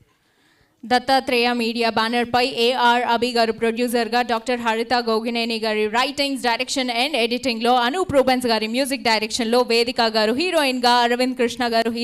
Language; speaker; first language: Telugu; native; Telugu